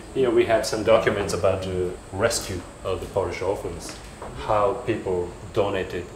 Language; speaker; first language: English; non-native, fluent; Japanese